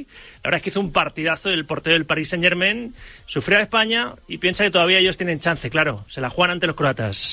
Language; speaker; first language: Spanish; native; Spanish